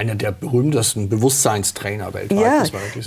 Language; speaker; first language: German; native; German